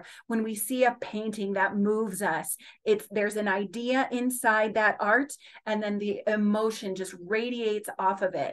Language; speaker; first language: English; native; English